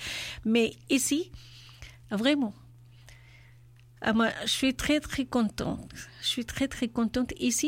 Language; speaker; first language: French; non-native, learner; Urdu